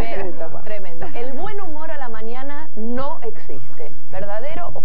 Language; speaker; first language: Spanish; native; Spanish